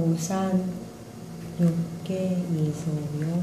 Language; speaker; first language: Korean; non-native, learner; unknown